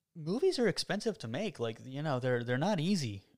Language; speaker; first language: English; native; English